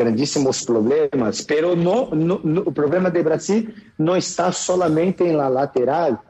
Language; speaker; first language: Spanish; non-native, fluent; Portuguese